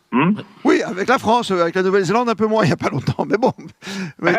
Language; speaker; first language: French; native; French